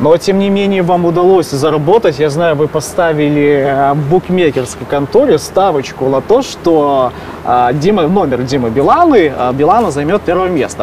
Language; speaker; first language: Russian; native; Russian